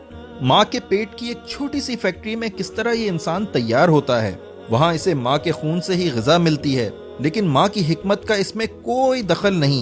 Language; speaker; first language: Urdu; native; Urdu